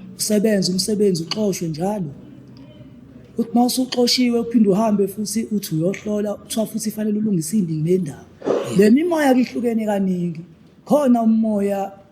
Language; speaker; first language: Zulu; native; Zulu